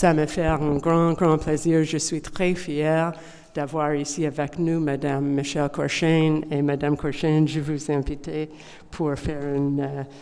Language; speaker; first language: French; non-native, learner; English